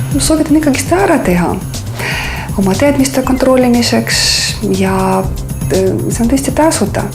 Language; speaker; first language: Estonian; non-native, fluent; Russian